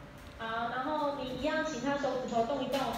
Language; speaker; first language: Chinese; native; Chinese